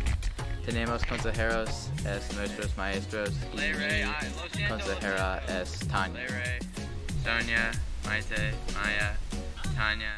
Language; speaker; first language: Spanish; non-native, learner; English